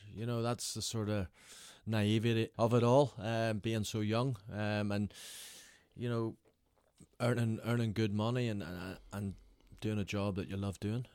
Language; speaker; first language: English; native; English